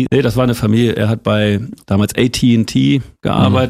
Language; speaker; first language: German; native; German